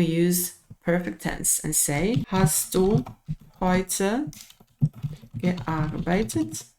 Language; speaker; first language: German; non-native, fluent; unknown